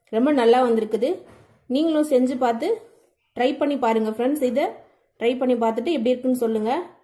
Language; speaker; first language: Tamil; non-native, local second language; Telugu